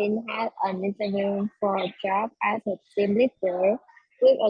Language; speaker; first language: English; non-native, learner; Vietnamese